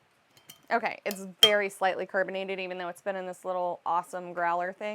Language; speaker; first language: English; native; English